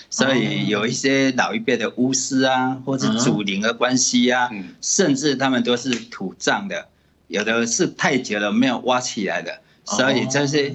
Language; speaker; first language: Chinese; native; Chinese